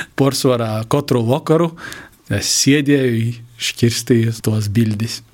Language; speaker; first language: Latvian; native; Latvian